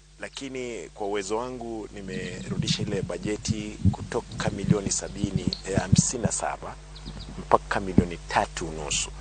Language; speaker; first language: Swahili; non-native, local second language; Gusii